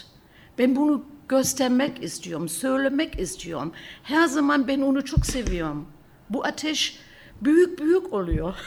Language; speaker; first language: Turkish; early bilingual, heritage; German